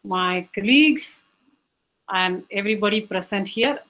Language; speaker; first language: English; non-native, local second language; Tamil